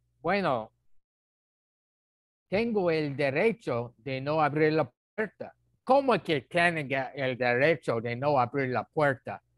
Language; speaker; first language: Spanish; non-native, fluent; English